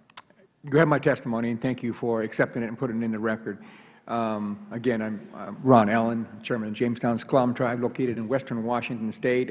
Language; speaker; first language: English; native; English